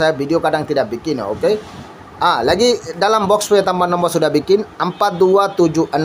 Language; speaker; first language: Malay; non-native, learner; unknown